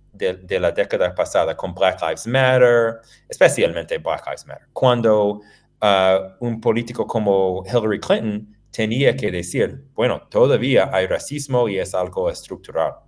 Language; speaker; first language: Spanish; non-native, fluent; English